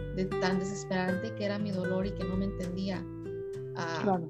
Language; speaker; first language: Spanish; early bilingual, heritage; Spanish